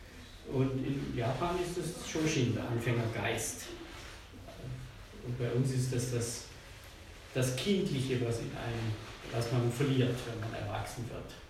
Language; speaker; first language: German; native; German